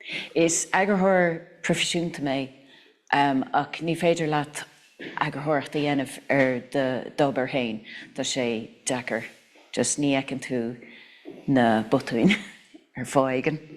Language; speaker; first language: Irish; non-native, local second language; English